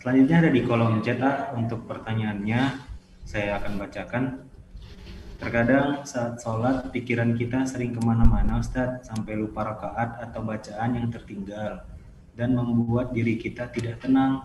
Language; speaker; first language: Indonesian; native; Indonesian